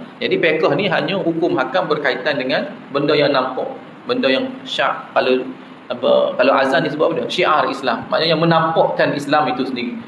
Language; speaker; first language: Malay; native; Malay